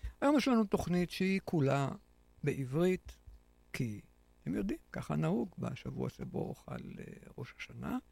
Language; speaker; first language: Hebrew; native; Hebrew